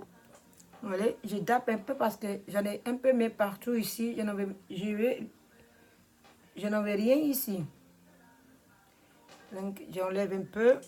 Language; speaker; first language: French; non-native, learner; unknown